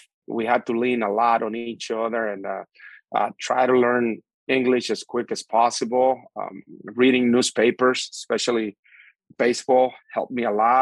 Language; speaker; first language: English; non-native, fluent; Spanish